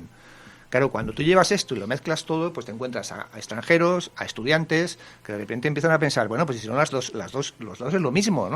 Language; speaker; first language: Spanish; native; Spanish